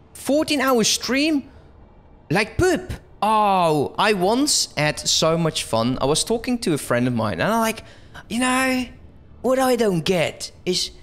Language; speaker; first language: English; non-native, fluent; Dutch